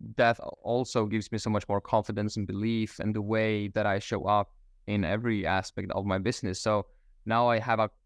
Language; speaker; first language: English; non-native, fluent; Swedish